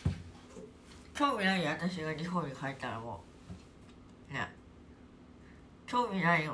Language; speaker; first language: Japanese; native; Japanese